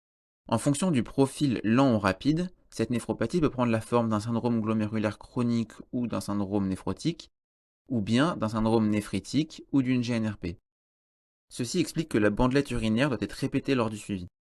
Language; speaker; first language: French; native; French